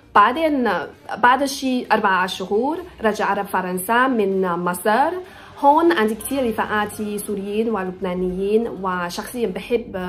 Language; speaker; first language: Arabic; non-native, fluent; Chinese